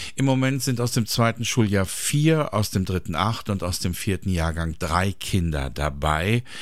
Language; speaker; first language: German; native; German